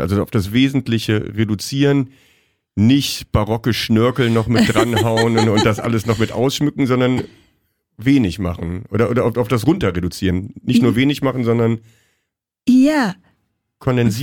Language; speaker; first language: German; native; German